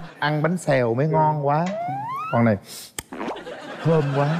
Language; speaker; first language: Vietnamese; native; Vietnamese